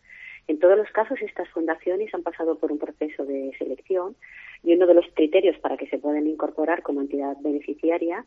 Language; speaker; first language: Spanish; native; Spanish